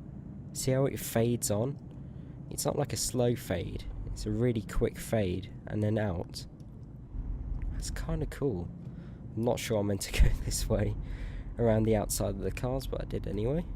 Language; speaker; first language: English; native; English